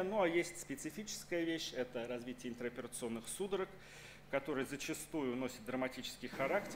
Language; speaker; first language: Russian; native; Russian